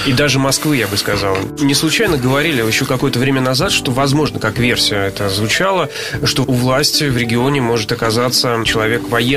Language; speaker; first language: Russian; native; Russian